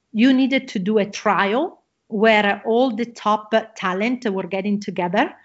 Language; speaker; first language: English; non-native, fluent; Italian